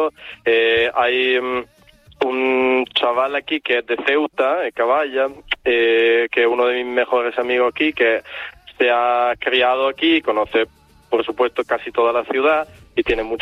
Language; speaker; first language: Spanish; non-native, fluent; Italian